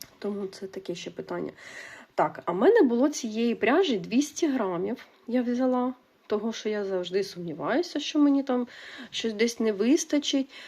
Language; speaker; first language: Ukrainian; non-native, local second language; Russian